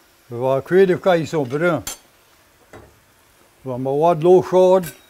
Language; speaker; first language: French; native; French